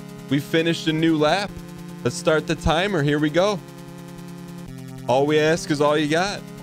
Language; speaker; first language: English; native; English